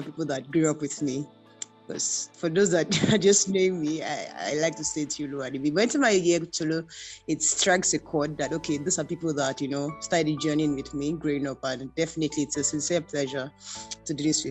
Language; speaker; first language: English; non-native, local second language; Yoruba